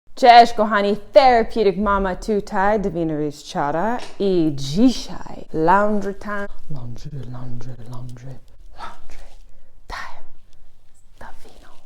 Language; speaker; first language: Polish; non-native, learner; English